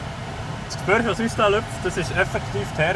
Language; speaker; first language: German; native; German